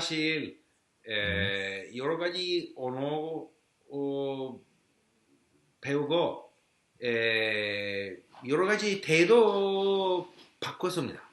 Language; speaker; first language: Korean; non-native, learner; English